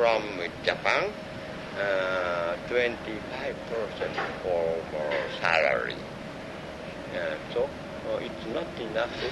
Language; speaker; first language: English; non-native, learner; Japanese